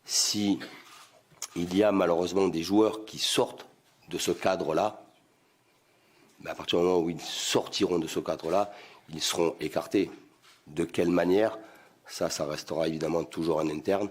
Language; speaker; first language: French; native; French